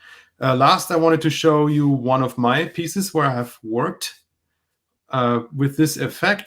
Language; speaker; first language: English; non-native, fluent; German